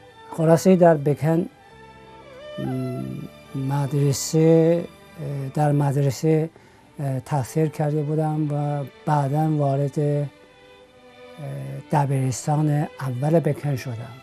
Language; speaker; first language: Persian; non-native, fluent; Chinese